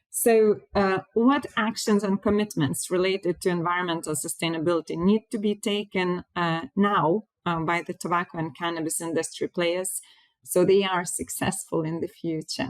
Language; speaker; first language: English; non-native, fluent; Lithuanian